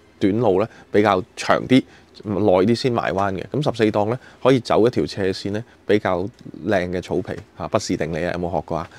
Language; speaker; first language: Chinese; non-native, local second language; Cantonese